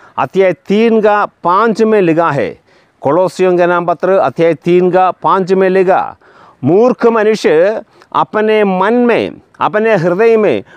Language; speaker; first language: Hindi; non-native, local second language; Malayalam